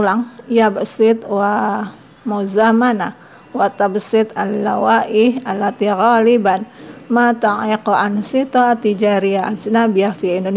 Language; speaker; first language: Arabic; non-native, learner; Indonesian